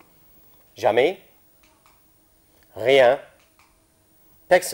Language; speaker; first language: French; non-native, fluent; Arabic